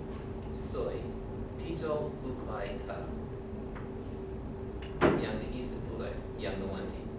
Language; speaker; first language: Chinese; non-native, learner; English